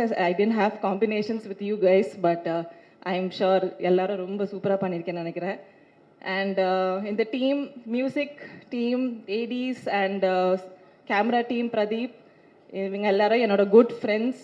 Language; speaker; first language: Tamil; non-native, learner; Malayalam